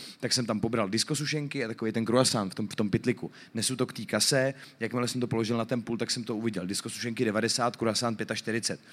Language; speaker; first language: Czech; native; Czech